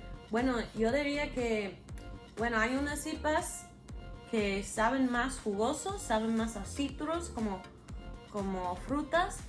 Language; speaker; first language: Spanish; non-native, fluent; English